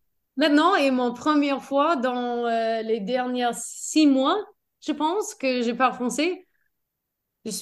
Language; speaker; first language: French; non-native, fluent; English